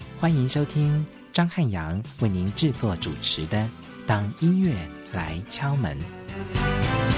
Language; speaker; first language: Chinese; native; Chinese